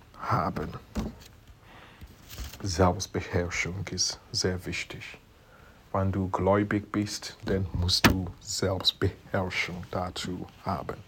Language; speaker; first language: German; non-native, fluent; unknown